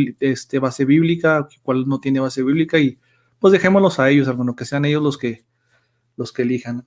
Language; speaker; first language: Spanish; native; Spanish